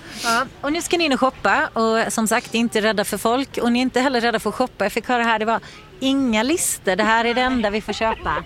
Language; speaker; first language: Swedish; native; Swedish